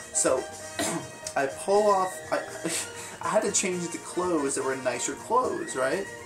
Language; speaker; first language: English; native; English